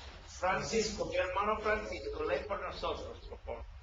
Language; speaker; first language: Spanish; non-native, learner; English